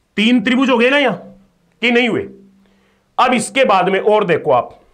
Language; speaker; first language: Hindi; native; Hindi